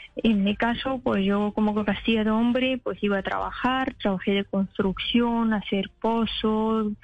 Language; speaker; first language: Spanish; non-native, fluent; Persian